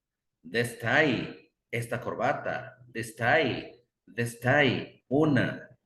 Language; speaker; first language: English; non-native, fluent; Spanish